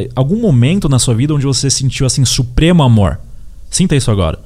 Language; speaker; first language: Portuguese; early bilingual, heritage; Portuguese